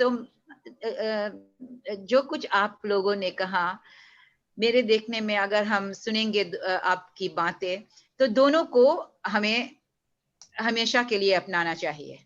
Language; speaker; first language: Hindi; early bilingual, heritage; Hindi